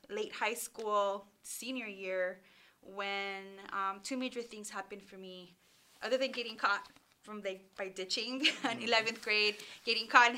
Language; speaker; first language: English; early bilingual, other home language; Spanish